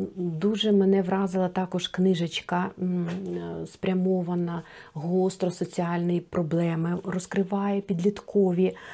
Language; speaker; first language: Ukrainian; non-native, local second language; Russian